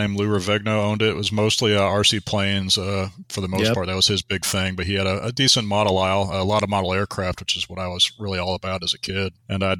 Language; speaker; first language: English; native; English